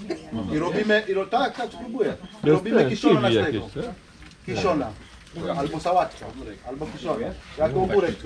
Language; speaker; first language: Polish; non-native, learner; Swahili